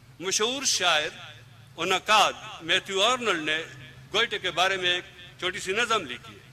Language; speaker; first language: Urdu; non-native, local second language; Pashto